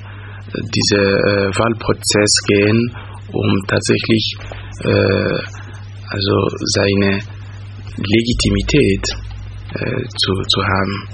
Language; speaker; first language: German; non-native, fluent; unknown